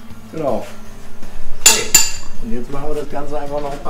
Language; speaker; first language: German; native; German